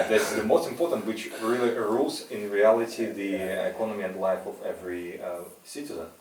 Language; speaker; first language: English; non-native, fluent; Russian